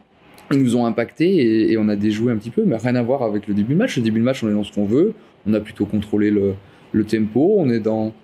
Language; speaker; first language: French; native; French